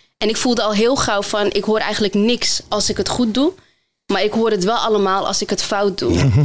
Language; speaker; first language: Dutch; early bilingual, other home language; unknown